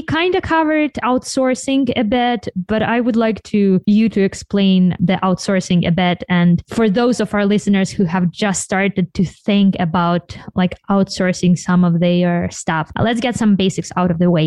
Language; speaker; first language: English; non-native, fluent; Ukrainian